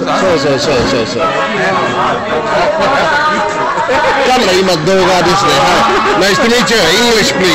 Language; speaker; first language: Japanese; non-native, fluent; English